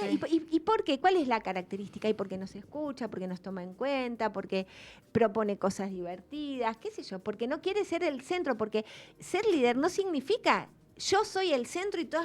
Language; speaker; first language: Spanish; native; Spanish